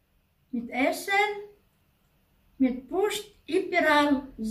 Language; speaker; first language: German; non-native, learner; Thai